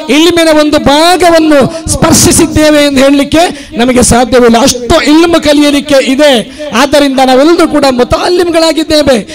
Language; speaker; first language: Kannada; non-native, local second language; Malayalam